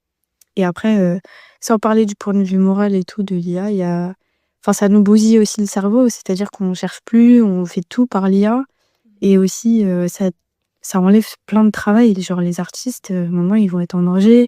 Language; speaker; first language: French; native; French